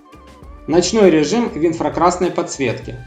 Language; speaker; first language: Russian; native; Russian